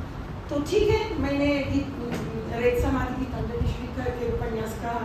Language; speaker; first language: Hindi; non-native, fluent; Italian